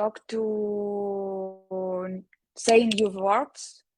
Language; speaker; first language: English; non-native, learner; Ukrainian